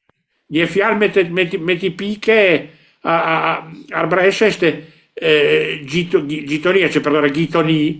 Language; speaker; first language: Albanian; non-native, learner; Italian